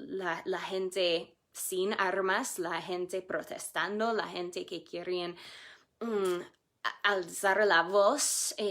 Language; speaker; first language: Spanish; non-native, fluent; English